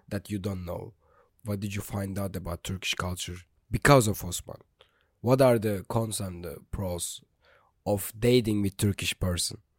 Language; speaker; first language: English; non-native, fluent; Turkish